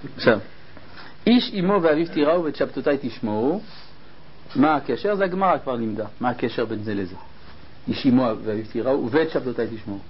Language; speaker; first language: Hebrew; native; Hebrew